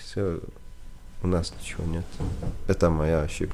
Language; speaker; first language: Russian; non-native, learner; Persian